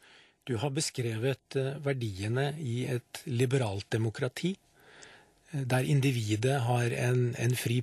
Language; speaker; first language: Norwegian; native; Norwegian